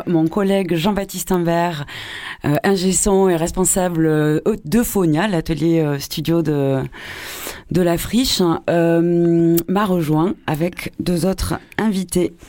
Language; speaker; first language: French; native; French